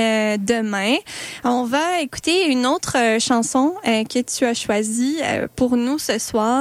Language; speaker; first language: French; native; French